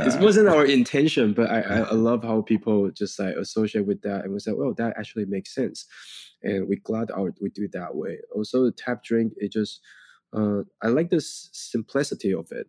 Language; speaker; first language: English; non-native, fluent; Chinese